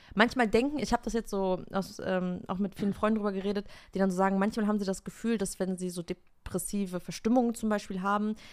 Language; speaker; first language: German; native; German